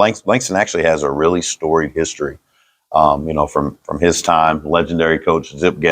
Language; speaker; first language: English; native; English